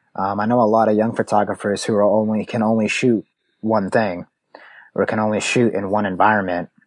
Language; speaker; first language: English; native; English